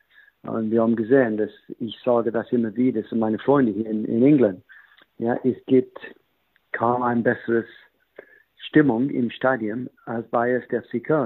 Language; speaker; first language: German; non-native, fluent; English